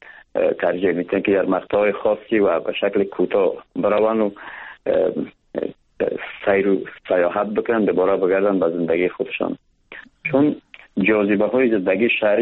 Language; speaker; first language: Persian; native; Persian